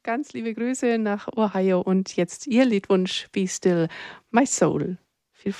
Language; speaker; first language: German; native; German